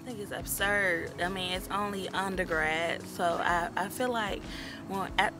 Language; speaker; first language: English; native; English